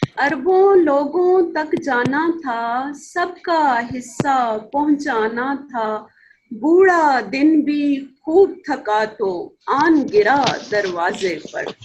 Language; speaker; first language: Urdu; non-native, local second language; Punjabi